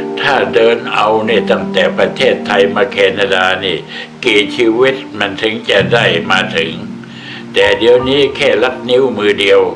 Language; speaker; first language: Thai; native; Thai